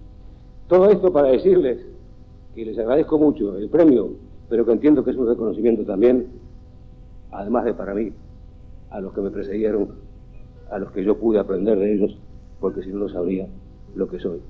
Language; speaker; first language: Spanish; native; Spanish